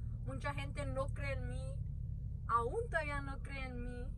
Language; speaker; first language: Spanish; native; Spanish